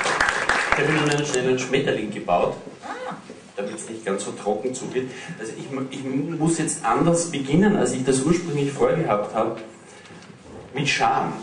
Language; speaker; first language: German; native; German